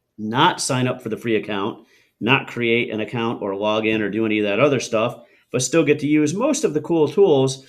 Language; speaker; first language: English; native; English